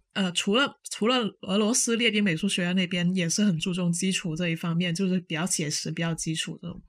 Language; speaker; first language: Chinese; non-native, local second language; Cantonese